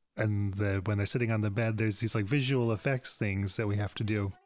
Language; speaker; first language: English; native; English